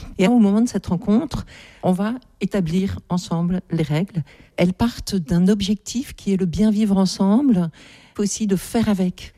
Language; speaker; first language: French; native; French